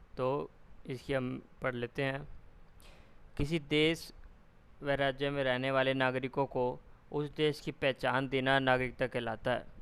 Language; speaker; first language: Hindi; native; Hindi